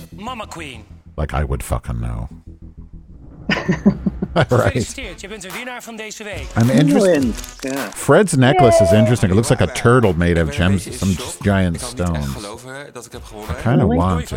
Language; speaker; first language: English; native; English